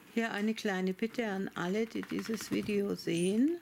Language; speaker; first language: German; native; German